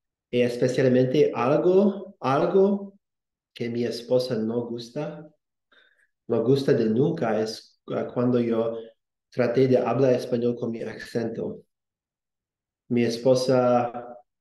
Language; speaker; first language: Spanish; non-native, learner; English